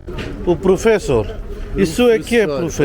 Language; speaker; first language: Portuguese; non-native, learner; Nepali